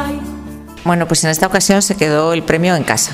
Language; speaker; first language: Spanish; native; Spanish